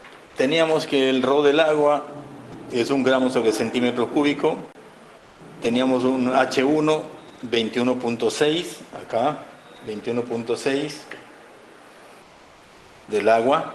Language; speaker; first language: Spanish; native; Spanish